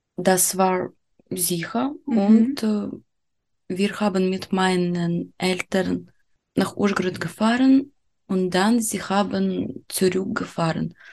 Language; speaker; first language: German; non-native, learner; Ukrainian